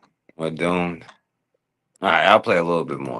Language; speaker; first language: English; native; English